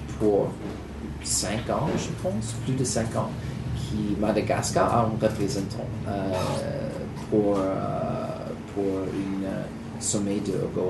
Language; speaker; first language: French; non-native, learner; English